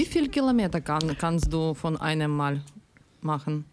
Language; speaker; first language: German; non-native, learner; Ukrainian